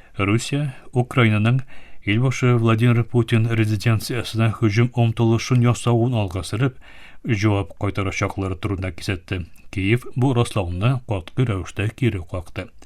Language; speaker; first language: Tatar; early bilingual, heritage; Tatar